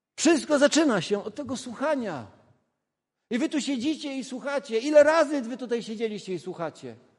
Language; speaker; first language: Polish; non-native, local second language; Kashubian